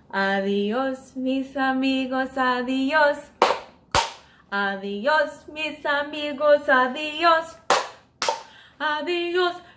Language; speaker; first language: Spanish; non-native, fluent; English